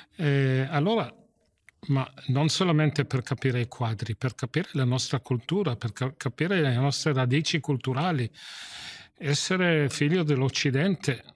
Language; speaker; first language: Italian; non-native, fluent; English